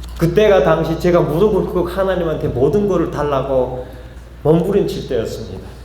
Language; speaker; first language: Korean; native; Korean